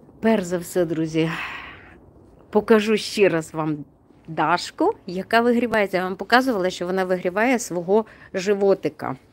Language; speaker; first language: Ukrainian; non-native, local second language; Russian